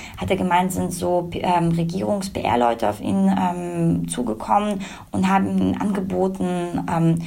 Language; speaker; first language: German; early bilingual, other home language; Russian